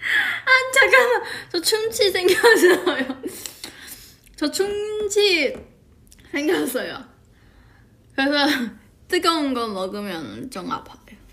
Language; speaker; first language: Korean; non-native, learner; Chinese